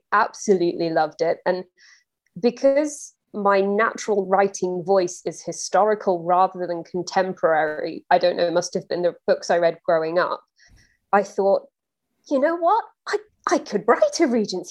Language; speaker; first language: English; native; English